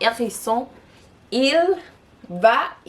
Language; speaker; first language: French; non-native, local second language; English